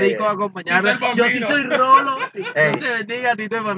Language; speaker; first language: Spanish; native; Spanish